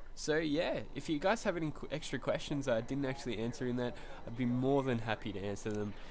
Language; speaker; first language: English; native; English